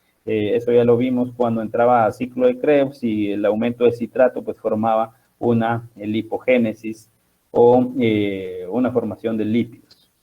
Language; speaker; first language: Spanish; native; Spanish